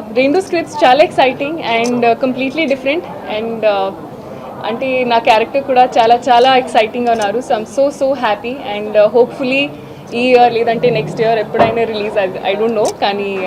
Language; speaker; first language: Telugu; non-native, fluent; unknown